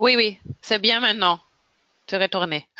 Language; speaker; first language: French; non-native, fluent; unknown